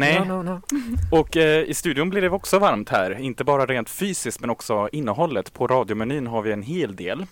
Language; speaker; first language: Swedish; native; Swedish